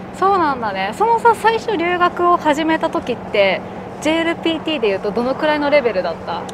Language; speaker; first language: Japanese; native; Japanese